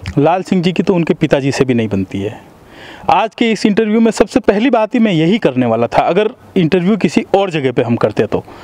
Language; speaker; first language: Hindi; native; Hindi